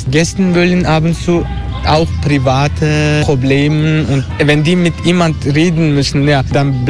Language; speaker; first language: German; non-native, learner; Dutch